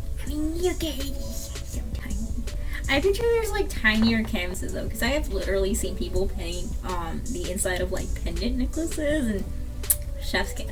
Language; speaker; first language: English; native; English